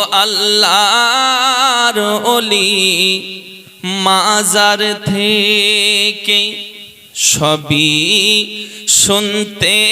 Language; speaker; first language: Bangla; native; Bangla